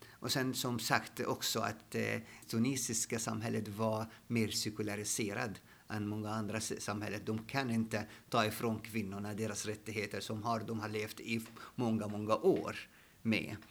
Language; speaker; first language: Swedish; non-native, fluent; Arabic